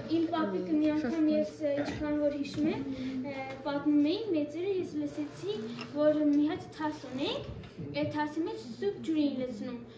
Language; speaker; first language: Armenian; non-native, local second language; Kurdish